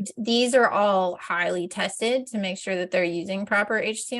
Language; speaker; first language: English; native; English